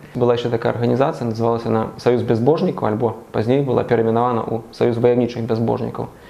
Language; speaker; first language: Belarusian; native; Belarusian